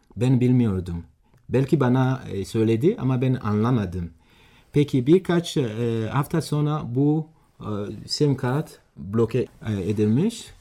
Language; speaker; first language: Turkish; non-native, learner; Swahili